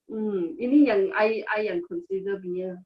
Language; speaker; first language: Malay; non-native, local second language; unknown